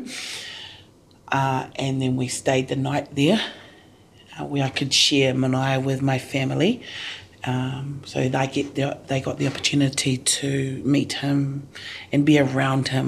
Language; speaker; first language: English; native; English